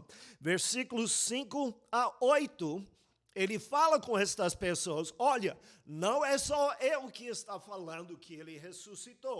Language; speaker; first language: Portuguese; non-native, fluent; English